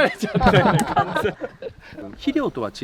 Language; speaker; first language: Japanese; native; Japanese